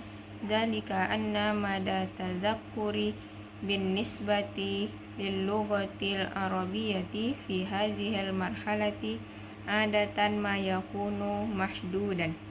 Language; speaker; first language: Arabic; non-native, learner; Indonesian